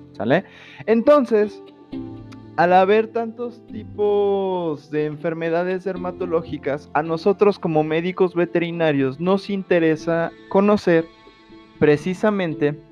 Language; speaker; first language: Spanish; native; Spanish